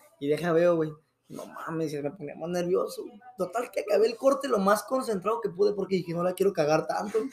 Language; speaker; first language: Spanish; native; Spanish